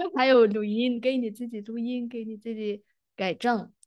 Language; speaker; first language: Chinese; non-native, fluent; Arabic